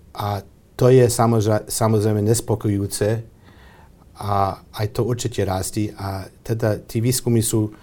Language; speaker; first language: Slovak; non-native, fluent; English